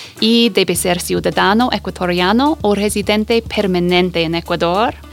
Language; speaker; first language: Spanish; non-native, fluent; English